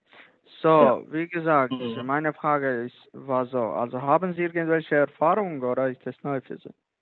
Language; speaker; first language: German; non-native, learner; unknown